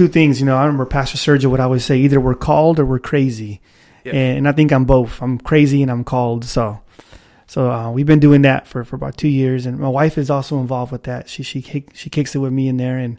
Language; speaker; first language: English; native; English